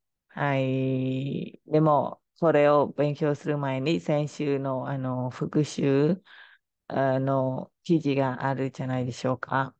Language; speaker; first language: Japanese; non-native, fluent; Khmer